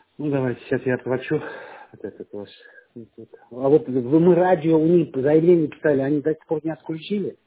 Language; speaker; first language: Russian; non-native, fluent; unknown